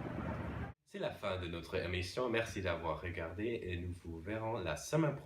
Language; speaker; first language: French; non-native, learner; English